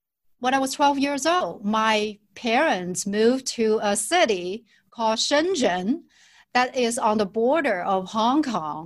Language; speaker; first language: English; non-native, fluent; Chinese